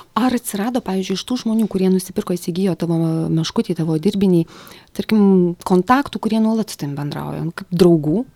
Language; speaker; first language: Lithuanian; native; Lithuanian